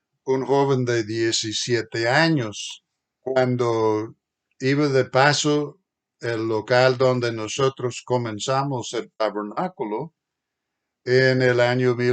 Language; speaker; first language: Spanish; non-native, fluent; English